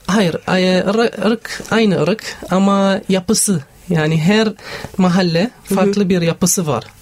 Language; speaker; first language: Turkish; non-native, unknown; Arabic